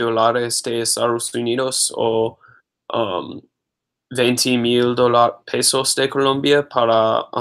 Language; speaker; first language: Spanish; non-native, learner; English